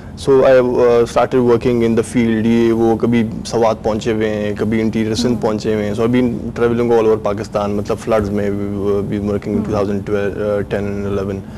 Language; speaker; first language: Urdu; non-native, local second language; Pashto